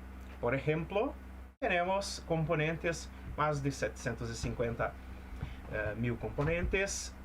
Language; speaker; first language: Spanish; non-native, fluent; Portuguese